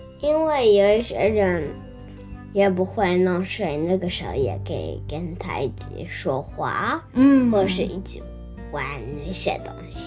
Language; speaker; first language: Chinese; early bilingual, heritage; Chinese